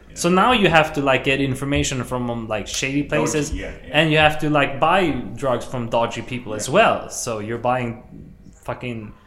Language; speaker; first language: English; non-native, fluent; Swedish